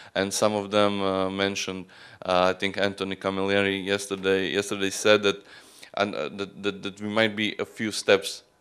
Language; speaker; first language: English; non-native, fluent; Croatian